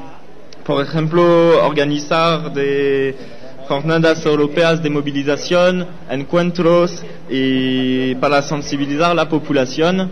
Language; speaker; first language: Spanish; non-native, learner; French